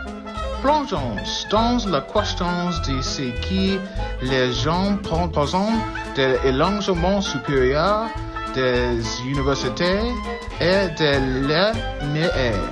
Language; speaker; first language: French; non-native, learner; English